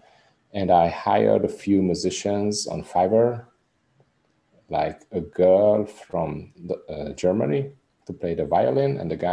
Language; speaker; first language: English; non-native, fluent; Hungarian